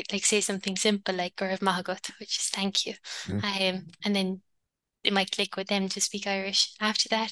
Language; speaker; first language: English; non-native, local second language; Irish